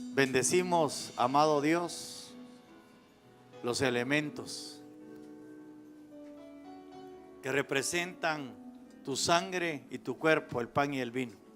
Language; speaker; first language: Spanish; native; Spanish